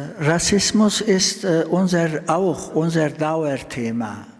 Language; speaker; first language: German; non-native, fluent; Turkish